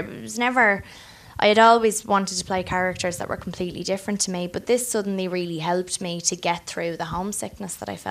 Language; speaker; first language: English; native; English